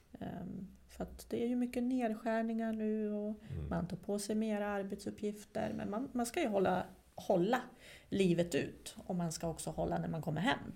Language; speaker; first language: Swedish; non-native, fluent; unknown